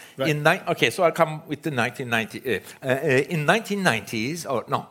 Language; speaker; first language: English; non-native, fluent; Turkish